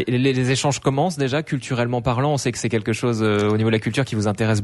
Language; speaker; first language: French; native; French